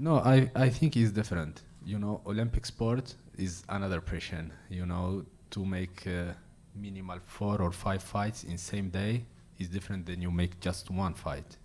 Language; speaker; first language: English; non-native, learner; Arabic